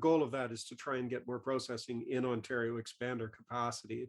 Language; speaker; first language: English; native; English